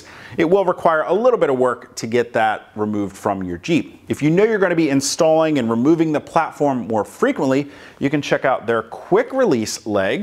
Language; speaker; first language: English; native; English